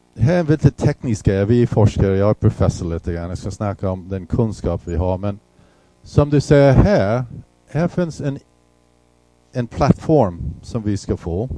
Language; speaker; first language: Swedish; non-native, fluent; English